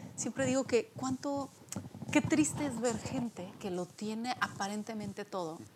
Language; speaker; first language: Spanish; early bilingual, other home language; Polish